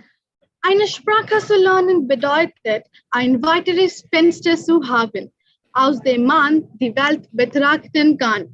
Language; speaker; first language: German; non-native, learner; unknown